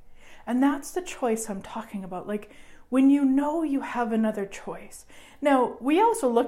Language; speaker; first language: English; native; English